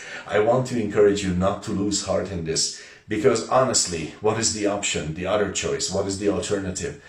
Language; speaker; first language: English; non-native, fluent; Hungarian